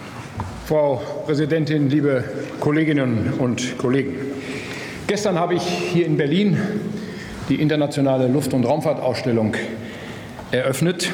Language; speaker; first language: German; native; German